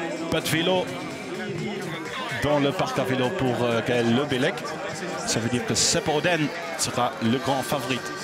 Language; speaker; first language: French; non-native, fluent; Dutch